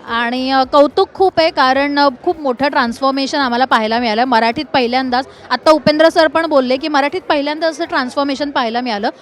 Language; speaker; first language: Marathi; native; Marathi